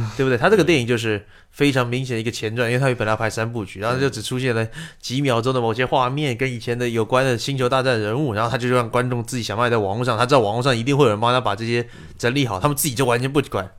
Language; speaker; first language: Chinese; native; Chinese